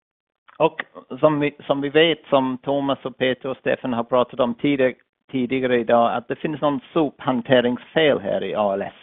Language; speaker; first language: Swedish; non-native, fluent; English